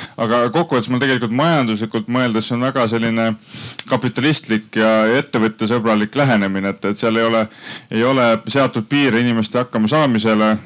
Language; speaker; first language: Estonian; native; Estonian